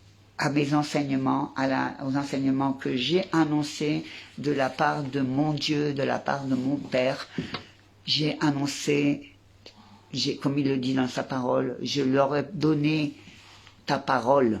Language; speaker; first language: French; native; French